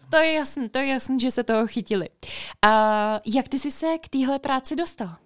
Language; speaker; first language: Czech; native; Czech